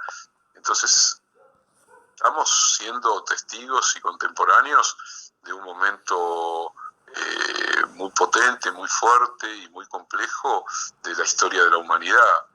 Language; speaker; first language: Spanish; native; Spanish